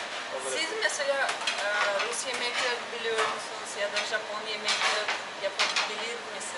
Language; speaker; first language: Turkish; non-native, fluent; Russian